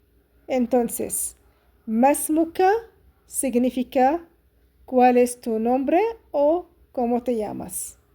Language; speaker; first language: Spanish; non-native, fluent; Arabic